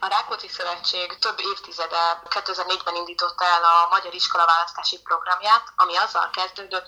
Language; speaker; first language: Hungarian; native; Hungarian